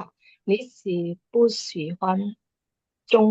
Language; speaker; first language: Chinese; non-native, learner; Indonesian